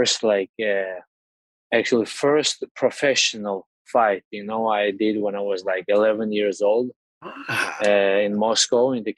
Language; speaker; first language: English; non-native, fluent; Russian